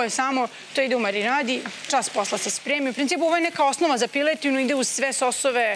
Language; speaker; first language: Serbian; native; Serbian